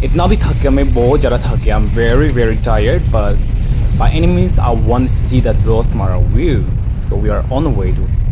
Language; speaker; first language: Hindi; non-native, local second language; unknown